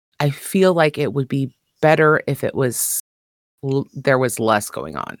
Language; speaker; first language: English; native; English